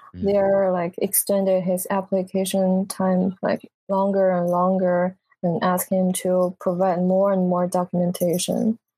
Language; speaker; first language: English; non-native, fluent; Chinese